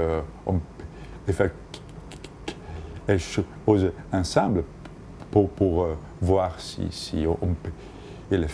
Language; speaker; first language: French; non-native, fluent; Italian